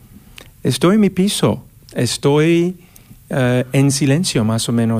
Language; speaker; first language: Spanish; non-native, learner; English